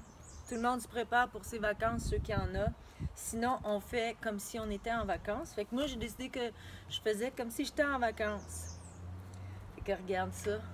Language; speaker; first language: French; native; French